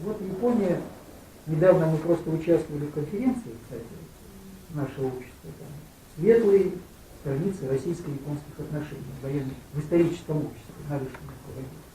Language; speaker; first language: Russian; native; Russian